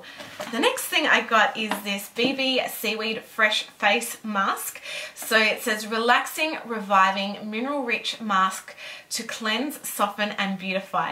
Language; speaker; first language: English; native; English